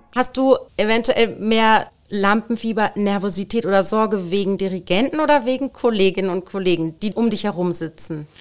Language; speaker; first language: German; native; German